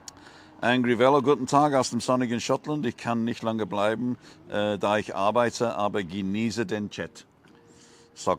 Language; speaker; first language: German; non-native, learner; English